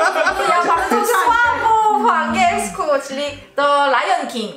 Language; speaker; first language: Polish; non-native, learner; Korean